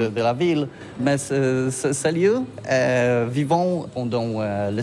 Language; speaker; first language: French; non-native, learner; Polish